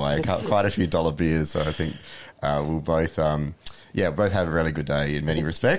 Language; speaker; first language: English; native; English